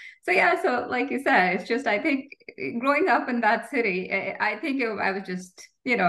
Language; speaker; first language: English; non-native, local second language; Hindi